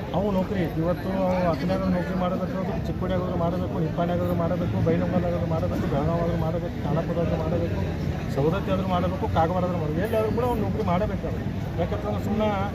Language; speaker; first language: Kannada; native; Kannada